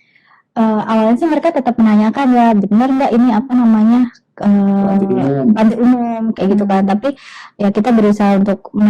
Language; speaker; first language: Indonesian; native; Indonesian